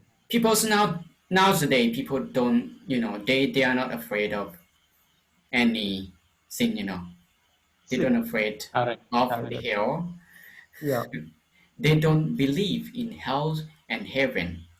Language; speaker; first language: English; non-native, fluent; Lao